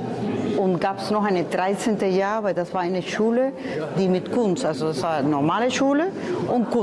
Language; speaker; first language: German; non-native, fluent; Spanish